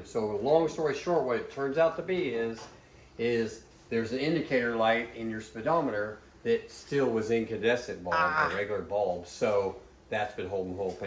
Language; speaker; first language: English; native; English